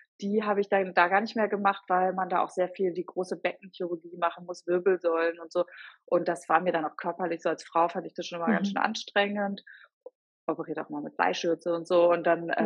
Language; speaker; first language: German; native; German